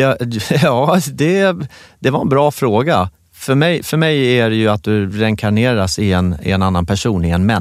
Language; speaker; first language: Swedish; native; Swedish